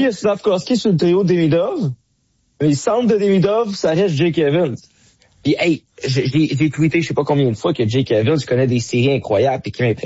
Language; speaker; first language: French; native; French